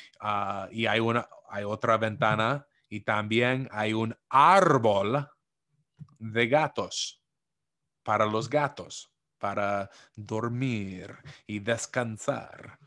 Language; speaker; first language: Spanish; non-native, fluent; English